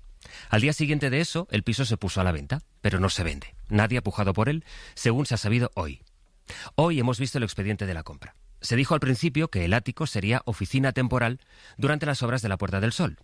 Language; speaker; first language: Spanish; native; Spanish